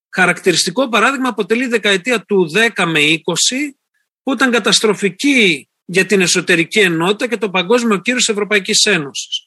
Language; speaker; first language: Greek; native; Greek